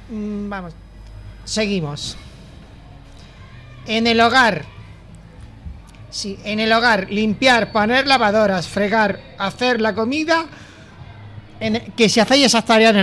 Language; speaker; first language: Spanish; native; Spanish